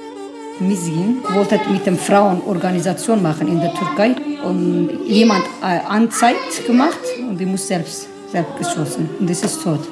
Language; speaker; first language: German; non-native, learner; Kurdish